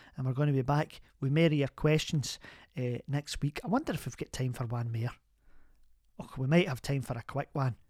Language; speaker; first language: English; native; English